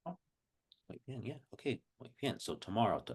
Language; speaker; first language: Spanish; non-native, fluent; English